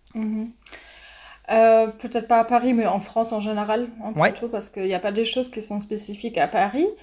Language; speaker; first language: French; non-native, fluent; German